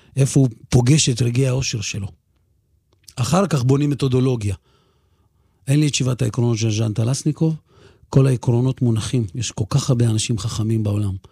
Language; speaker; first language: Hebrew; early bilingual, other home language; Russian